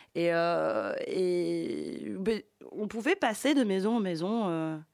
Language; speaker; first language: French; early bilingual, other home language; Ukrainian